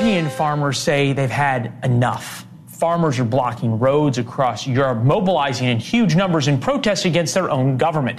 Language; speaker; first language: English; native; English